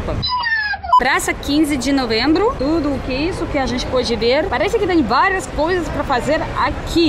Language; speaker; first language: Portuguese; non-native, fluent; Russian